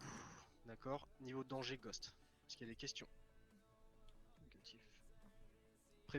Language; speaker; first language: French; native; French